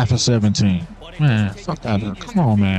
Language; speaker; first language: English; native; English